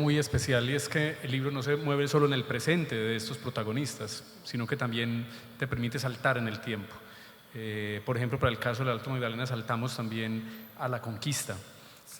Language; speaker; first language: Spanish; native; Spanish